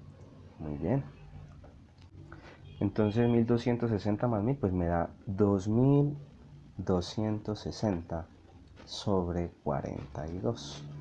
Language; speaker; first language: Spanish; native; Spanish